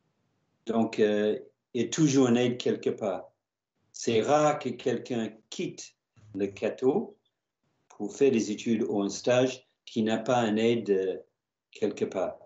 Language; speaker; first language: French; non-native, fluent; English